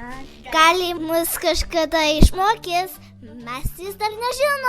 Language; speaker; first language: Lithuanian; early bilingual, heritage; Lithuanian